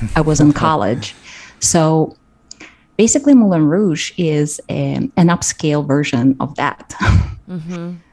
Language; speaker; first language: English; non-native, fluent; Russian